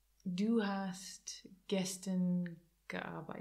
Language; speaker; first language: German; non-native, learner; English